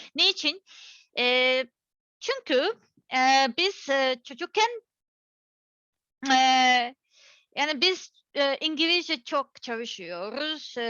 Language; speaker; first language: Turkish; non-native, learner; Serbian